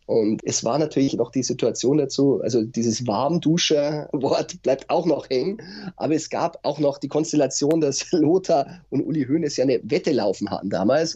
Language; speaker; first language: German; native; German